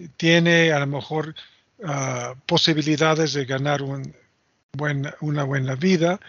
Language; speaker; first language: Spanish; non-native, fluent; English